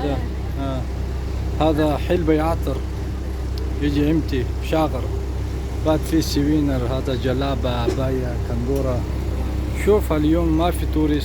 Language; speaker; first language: Arabic; non-native, learner; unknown